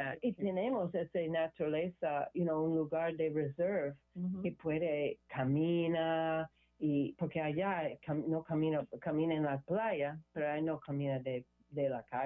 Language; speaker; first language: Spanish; non-native, learner; English